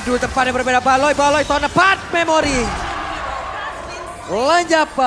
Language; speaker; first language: Indonesian; native; Indonesian